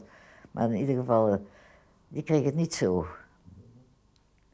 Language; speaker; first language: Dutch; native; Dutch